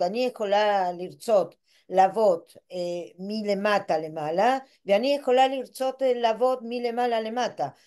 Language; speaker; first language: Hebrew; non-native, fluent; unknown